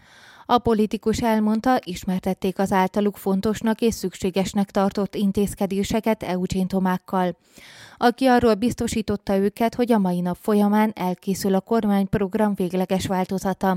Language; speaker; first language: Hungarian; native; Hungarian